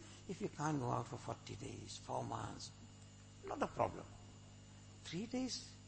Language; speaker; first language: English; native; English